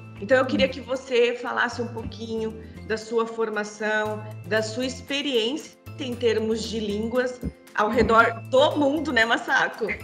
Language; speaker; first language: Portuguese; native; Portuguese